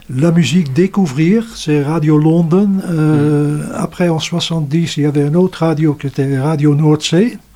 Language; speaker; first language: French; non-native, fluent; Dutch